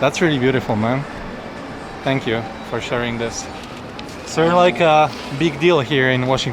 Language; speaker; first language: English; non-native, fluent; Polish